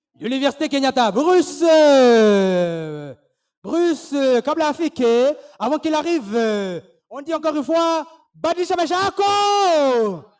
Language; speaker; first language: French; non-native, fluent; Swahili